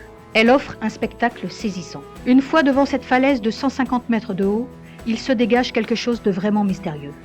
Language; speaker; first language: French; native; French